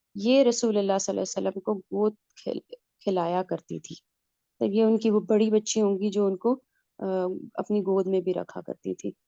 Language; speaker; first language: Urdu; native; Urdu